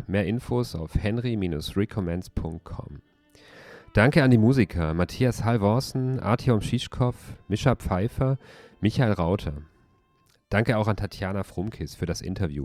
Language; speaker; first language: German; native; German